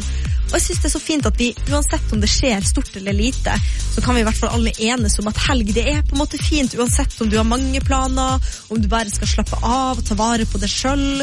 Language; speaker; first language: Norwegian; native; Norwegian